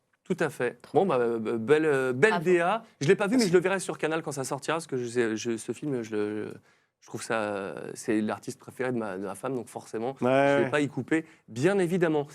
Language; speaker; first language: French; native; French